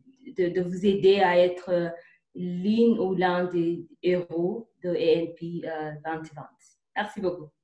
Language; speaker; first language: French; non-native, fluent; Kinyarwanda